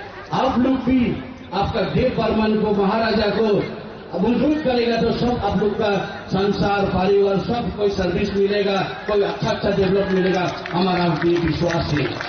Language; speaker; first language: Hindi; non-native, local second language; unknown